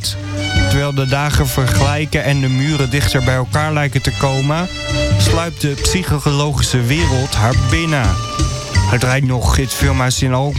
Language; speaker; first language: Dutch; native; Dutch